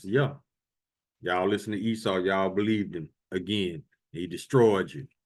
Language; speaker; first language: English; native; English